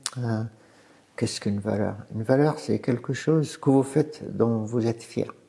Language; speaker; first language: French; non-native, fluent; Arabic